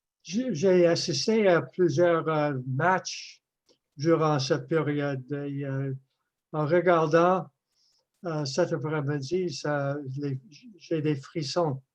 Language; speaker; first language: French; non-native, fluent; English